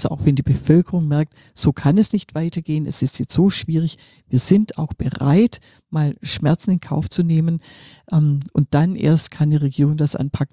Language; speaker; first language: German; native; German